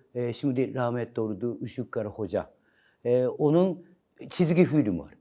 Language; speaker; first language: Turkish; non-native, learner; Japanese